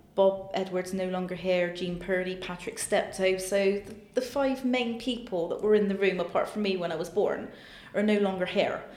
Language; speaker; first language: English; native; English